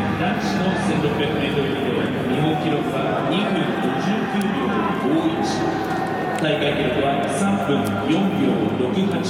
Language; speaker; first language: Japanese; native; Japanese